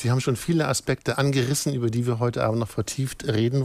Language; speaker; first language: German; native; German